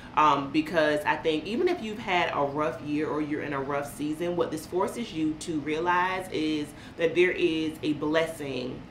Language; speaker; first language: English; native; English